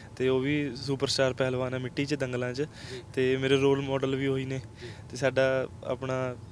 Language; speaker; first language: Punjabi; native; Punjabi